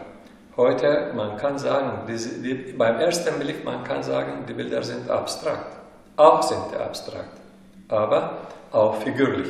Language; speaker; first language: German; non-native, fluent; Turkish